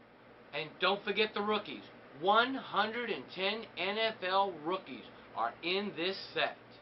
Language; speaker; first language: English; native; English